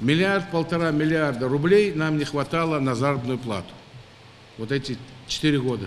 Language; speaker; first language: Russian; non-native, local second language; Ingush